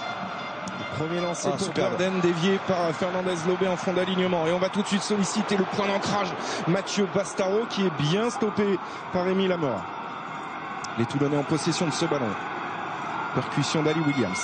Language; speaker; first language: French; native; French